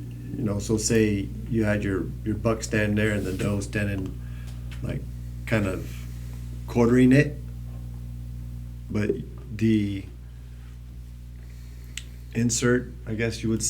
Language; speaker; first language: English; native; English